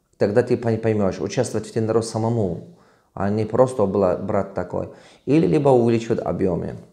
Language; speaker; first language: Russian; non-native, local second language; Tajik